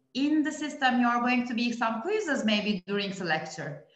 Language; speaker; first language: English; non-native, fluent; Turkish